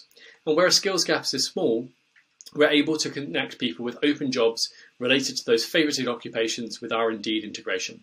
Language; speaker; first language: English; native; English